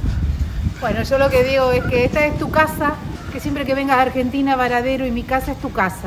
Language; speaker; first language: Spanish; native; Spanish